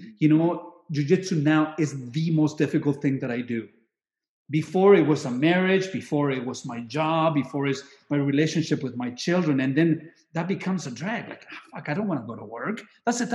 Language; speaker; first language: English; non-native, fluent; Spanish